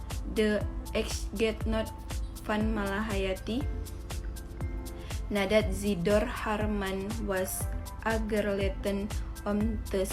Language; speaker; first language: Dutch; non-native, learner; Indonesian